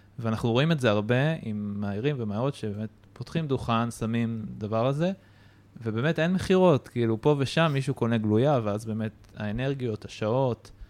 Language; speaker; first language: Hebrew; native; Hebrew